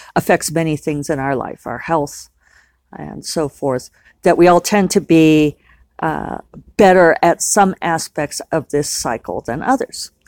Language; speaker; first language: English; native; English